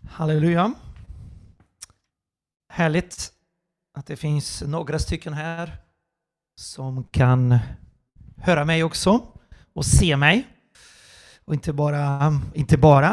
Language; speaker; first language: Swedish; non-native, fluent; Portuguese